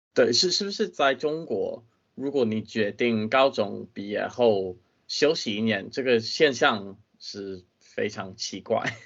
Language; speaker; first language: Chinese; non-native, fluent; English